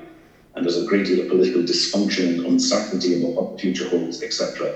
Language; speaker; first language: English; native; English